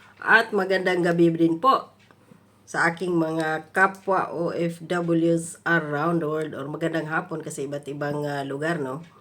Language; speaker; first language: Filipino; non-native, local second language; Cebuano